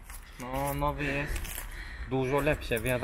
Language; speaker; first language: Polish; non-native, fluent; Turkish